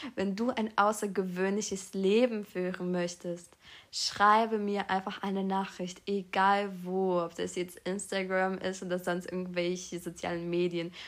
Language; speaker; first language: German; early bilingual, other home language; Polish